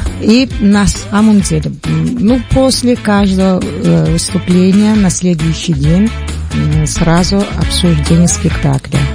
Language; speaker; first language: Russian; non-native, local second language; Tajik